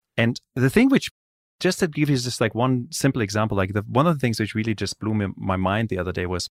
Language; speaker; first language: English; non-native, fluent; German